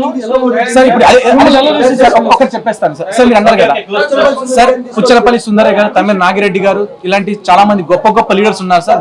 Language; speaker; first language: Telugu; native; Telugu